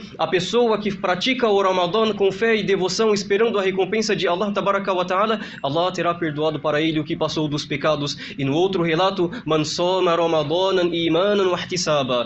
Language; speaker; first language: Portuguese; native; Portuguese